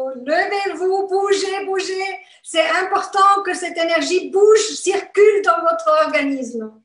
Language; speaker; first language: French; non-native, fluent; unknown